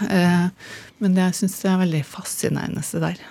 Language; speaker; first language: Norwegian; native; Norwegian